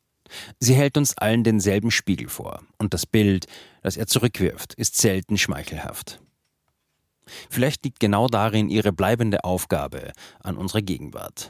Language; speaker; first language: German; native; German